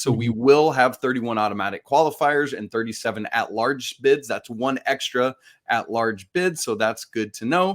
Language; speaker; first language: English; native; English